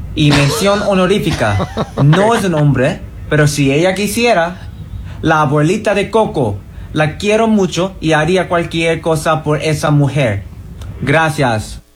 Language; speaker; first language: Spanish; non-native, fluent; Korean